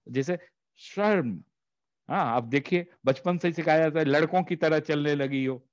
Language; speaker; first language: Hindi; native; Hindi